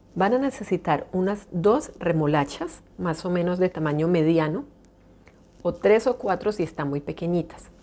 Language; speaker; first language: Spanish; native; Spanish